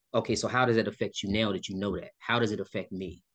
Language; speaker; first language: English; native; English